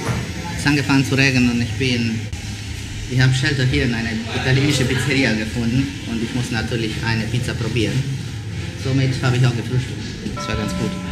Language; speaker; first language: German; non-native, fluent; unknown